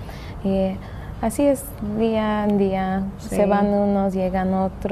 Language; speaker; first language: Spanish; early bilingual, heritage; English